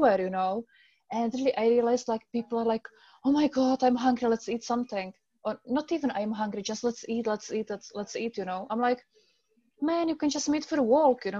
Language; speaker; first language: English; non-native, fluent; Czech